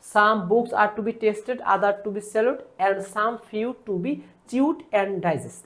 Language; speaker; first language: English; non-native, local second language; Bangla